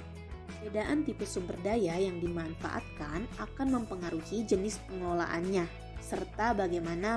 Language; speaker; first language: Indonesian; native; Indonesian